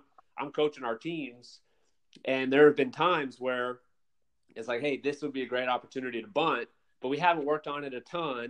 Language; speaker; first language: English; native; English